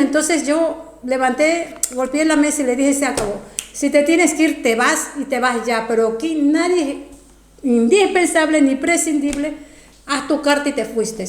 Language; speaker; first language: Spanish; native; Spanish